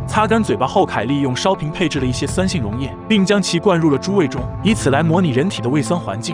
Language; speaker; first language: Chinese; native; Chinese